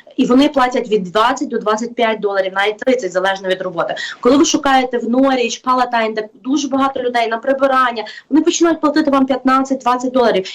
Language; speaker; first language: Ukrainian; native; Ukrainian